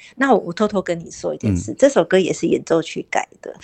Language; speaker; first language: Chinese; native; Chinese